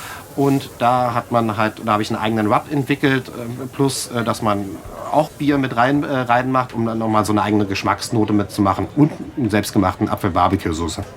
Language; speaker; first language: German; native; German